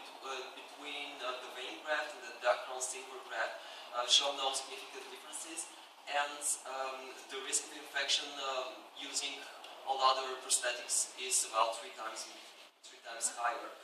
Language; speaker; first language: English; non-native, fluent; Bulgarian